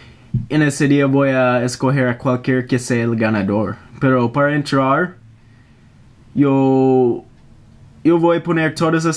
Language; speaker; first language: Spanish; non-native, learner; English